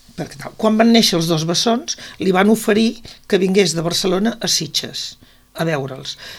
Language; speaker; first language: Catalan; native; Catalan